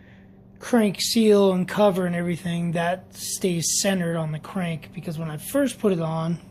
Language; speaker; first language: English; native; English